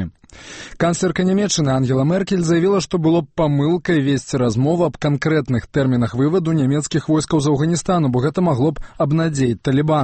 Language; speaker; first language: Belarusian; native; Belarusian